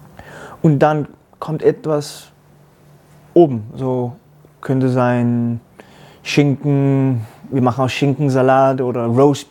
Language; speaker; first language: German; non-native, learner; Danish